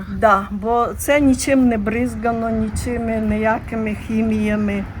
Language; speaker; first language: Ukrainian; non-native, local second language; Hungarian